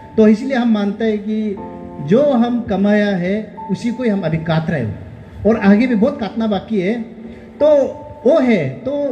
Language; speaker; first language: Hindi; non-native, local second language; Nyishi